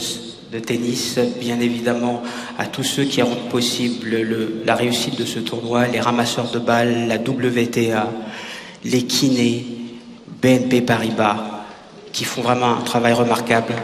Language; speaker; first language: French; non-native, fluent; English